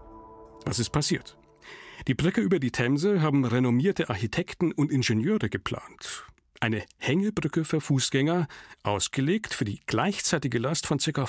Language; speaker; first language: German; native; German